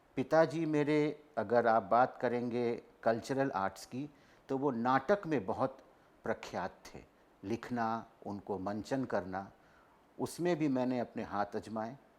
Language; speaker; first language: Hindi; non-native, local second language; Telugu